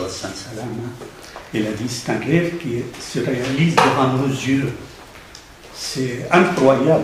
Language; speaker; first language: French; non-native, fluent; Arabic